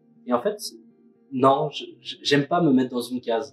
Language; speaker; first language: French; native; French